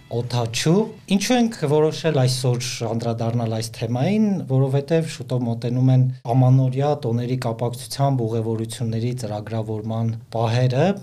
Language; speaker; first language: Armenian; native; Armenian